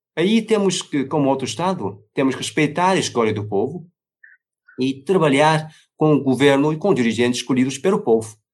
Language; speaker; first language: Portuguese; non-native, fluent; Chinese